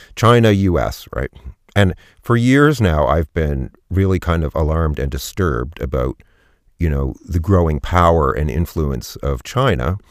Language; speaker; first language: English; native; English